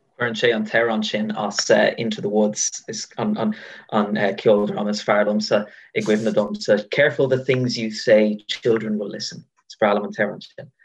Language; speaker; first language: Irish; native; Irish